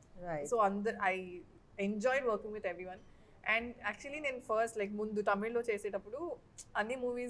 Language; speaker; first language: Telugu; non-native, fluent; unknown